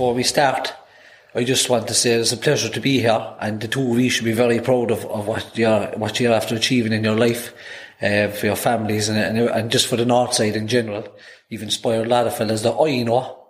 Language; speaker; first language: English; native; English